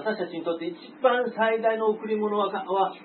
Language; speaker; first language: Japanese; native; Japanese